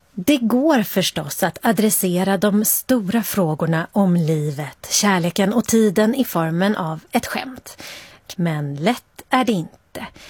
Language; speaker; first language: Swedish; native; Swedish